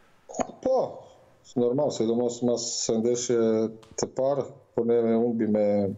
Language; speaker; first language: Albanian; non-native, learner; Croatian